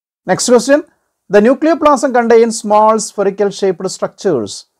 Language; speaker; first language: English; non-native, local second language; Malayalam